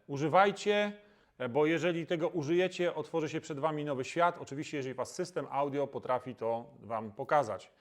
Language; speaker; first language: Polish; native; Polish